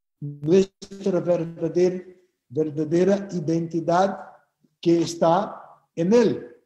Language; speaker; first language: Spanish; non-native, fluent; Portuguese